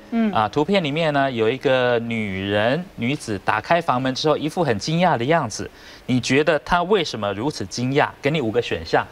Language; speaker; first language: Chinese; native; Chinese